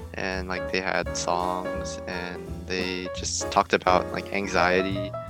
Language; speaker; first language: English; native; English